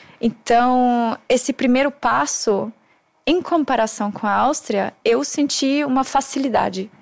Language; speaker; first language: Portuguese; non-native, fluent; German